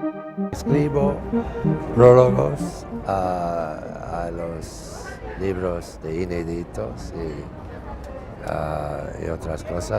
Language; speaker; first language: Spanish; non-native, fluent; English